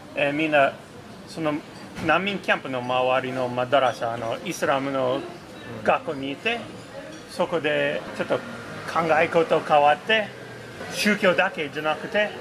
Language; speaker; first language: Japanese; non-native, fluent; English